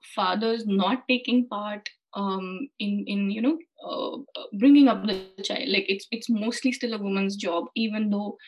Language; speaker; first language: English; non-native, local second language; Hindi